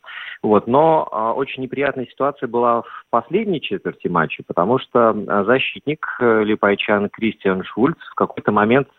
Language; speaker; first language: Russian; native; Russian